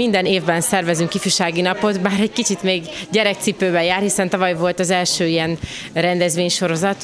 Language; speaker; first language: Hungarian; native; Hungarian